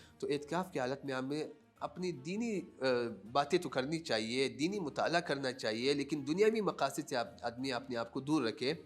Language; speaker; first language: Urdu; non-native, local second language; Pashto